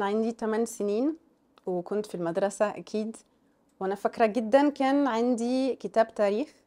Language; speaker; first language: Arabic; non-native, fluent; French